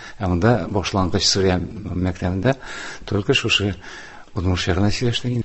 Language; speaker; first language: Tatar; non-native, local second language; Udmurt